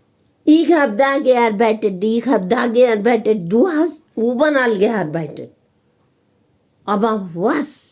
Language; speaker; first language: German; non-native, learner; Hindi